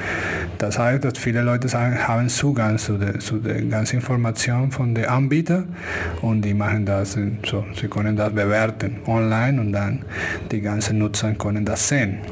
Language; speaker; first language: German; non-native, fluent; Spanish